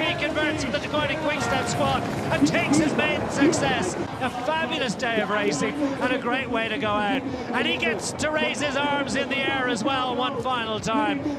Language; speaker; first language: English; native; English